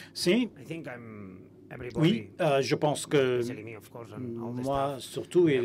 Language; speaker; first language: French; non-native, fluent; Spanish